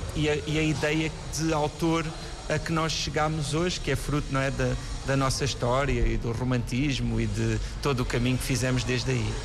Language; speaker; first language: Portuguese; native; Portuguese